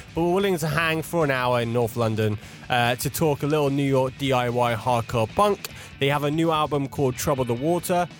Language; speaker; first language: English; native; English